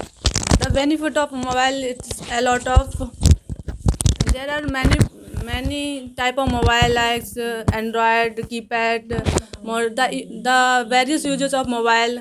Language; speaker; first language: English; non-native, learner; Hindi